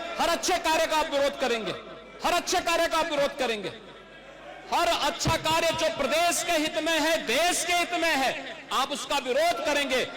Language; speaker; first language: Hindi; native; Hindi